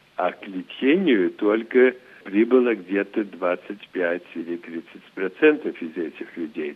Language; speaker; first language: Russian; early bilingual, heritage; Russian